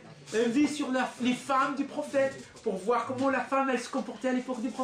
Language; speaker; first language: French; non-native, local second language; Arabic